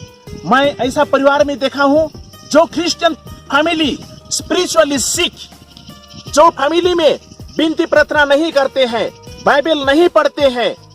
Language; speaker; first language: Hindi; non-native, local second language; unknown